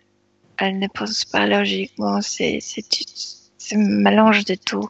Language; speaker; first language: French; non-native, fluent; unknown